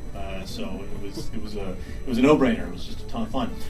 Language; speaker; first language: English; native; English